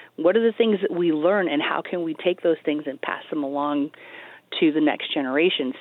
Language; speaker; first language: English; native; English